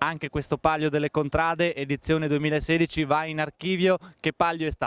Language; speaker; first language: Italian; native; Italian